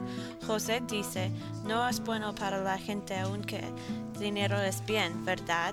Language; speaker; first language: Spanish; non-native, learner; English